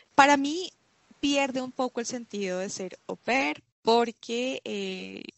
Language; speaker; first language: Spanish; native; Spanish